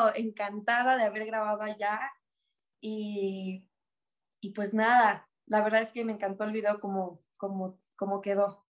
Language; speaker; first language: Spanish; native; Spanish